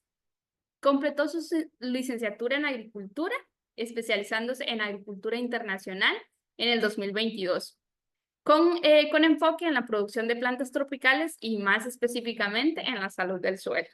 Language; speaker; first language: Spanish; native; Spanish